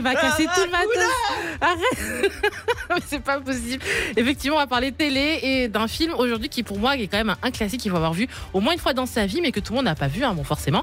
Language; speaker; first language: French; native; French